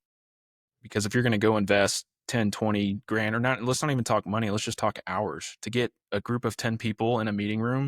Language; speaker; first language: English; native; English